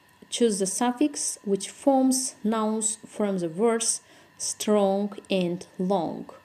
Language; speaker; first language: English; non-native, fluent; Azerbaijani